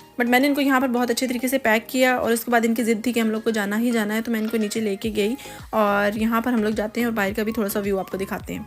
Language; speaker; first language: Urdu; native; Urdu